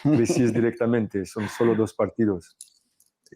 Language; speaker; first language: Spanish; non-native, fluent; French